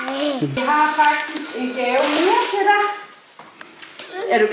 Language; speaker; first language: Danish; native; Danish